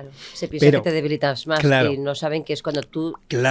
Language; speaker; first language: Spanish; native; Spanish